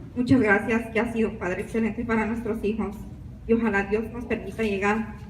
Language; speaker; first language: Spanish; early bilingual, other home language; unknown